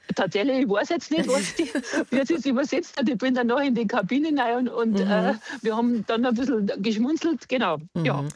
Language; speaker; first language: German; native; German